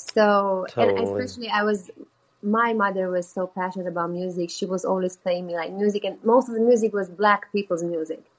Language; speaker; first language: English; non-native, fluent; Romanian